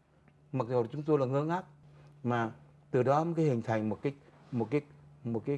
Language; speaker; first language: Vietnamese; native; Vietnamese